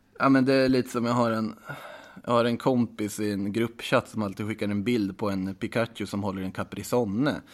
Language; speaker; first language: Swedish; native; Swedish